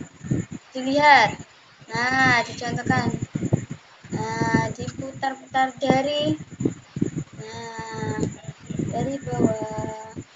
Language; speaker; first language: Indonesian; native; Indonesian